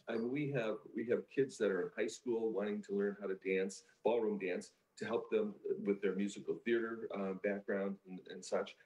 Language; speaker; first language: English; native; English